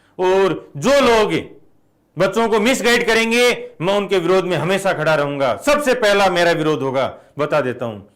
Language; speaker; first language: Hindi; native; Hindi